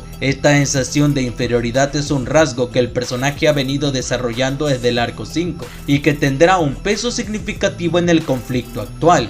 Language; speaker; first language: Spanish; native; Spanish